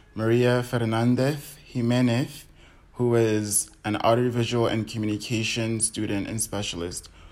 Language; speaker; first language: English; native; English